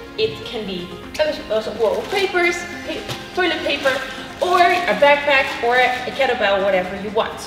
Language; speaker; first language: English; non-native, fluent; Dutch